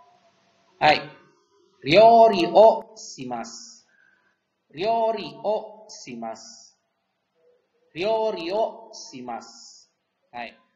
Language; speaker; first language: Japanese; non-native, fluent; Indonesian